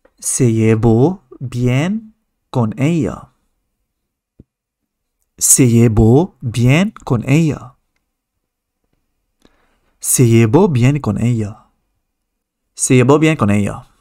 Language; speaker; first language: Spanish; non-native, fluent; Arabic